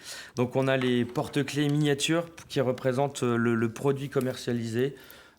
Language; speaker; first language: French; native; French